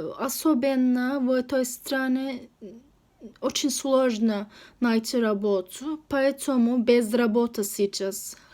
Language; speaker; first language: Russian; non-native, learner; Turkish